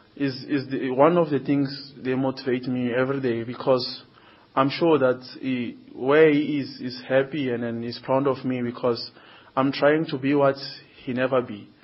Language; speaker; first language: English; non-native, learner; Portuguese